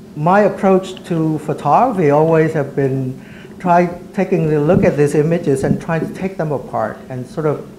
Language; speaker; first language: English; early bilingual, other home language; Vietnamese